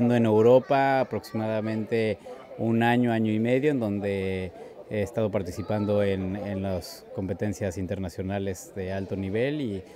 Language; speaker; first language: Spanish; native; Spanish